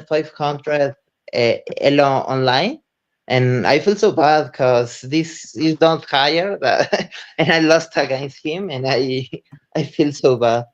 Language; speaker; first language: English; non-native, learner; Spanish